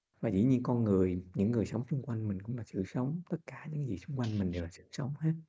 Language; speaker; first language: Vietnamese; native; Vietnamese